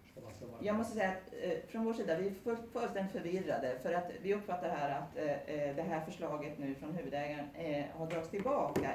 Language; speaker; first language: Swedish; native; Swedish